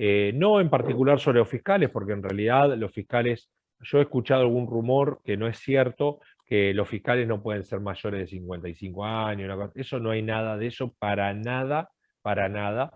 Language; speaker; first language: Spanish; native; Spanish